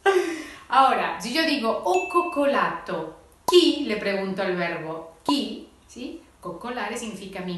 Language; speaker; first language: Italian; non-native, fluent; Spanish